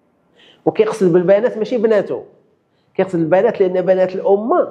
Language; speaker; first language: Arabic; native; Arabic